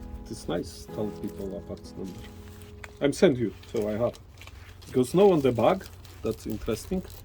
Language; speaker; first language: English; non-native, learner; Polish